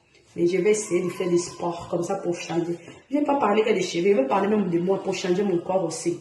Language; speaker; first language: French; non-native, learner; Portuguese